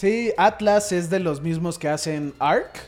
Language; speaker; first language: Spanish; native; Spanish